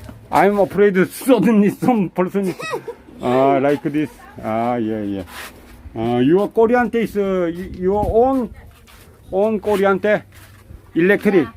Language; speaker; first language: English; non-native, learner; Korean